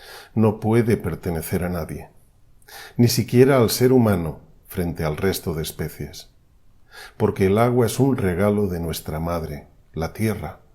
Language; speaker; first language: Spanish; native; Spanish